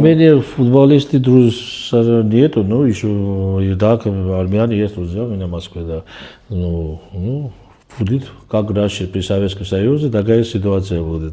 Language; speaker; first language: Russian; non-native, fluent; Georgian